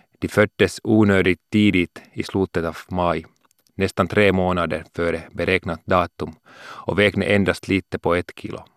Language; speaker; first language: Swedish; non-native, local second language; Finnish